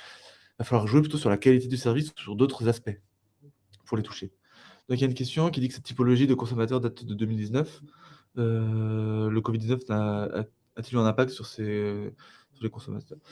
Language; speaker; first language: French; native; French